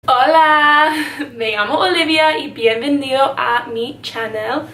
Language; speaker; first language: Spanish; non-native, learner; English